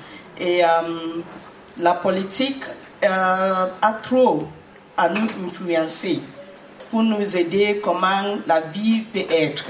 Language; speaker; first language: French; non-native, learner; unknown